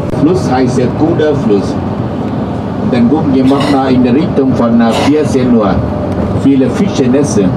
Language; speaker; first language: German; non-native, learner; Vietnamese